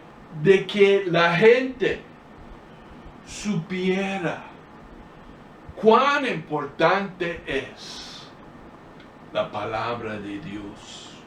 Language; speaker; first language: Spanish; non-native, fluent; English